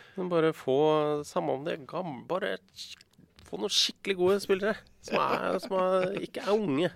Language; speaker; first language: Norwegian; native; Norwegian